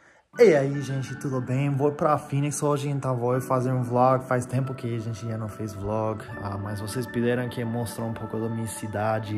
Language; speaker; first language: Portuguese; non-native, fluent; English